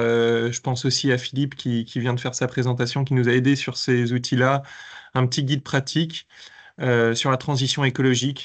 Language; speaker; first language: French; native; French